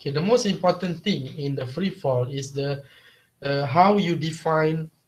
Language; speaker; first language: English; non-native, local second language; Malay